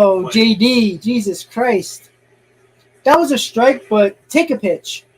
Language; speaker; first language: English; native; English